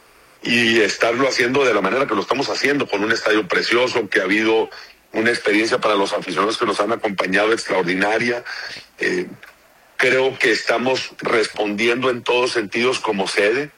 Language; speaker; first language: Spanish; native; Spanish